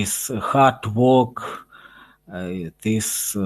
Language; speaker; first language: English; non-native, learner; Russian